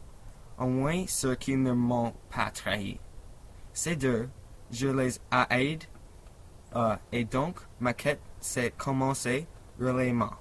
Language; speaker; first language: French; non-native, learner; English